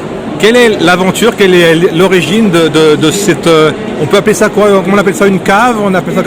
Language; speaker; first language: French; native; French